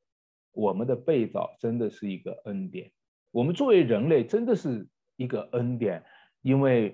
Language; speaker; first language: Chinese; native; Chinese